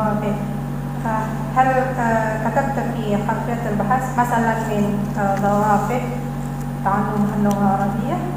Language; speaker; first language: Arabic; non-native, fluent; Indonesian